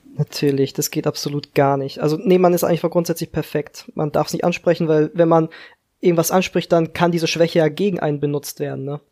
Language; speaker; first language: German; early bilingual, other home language; Czech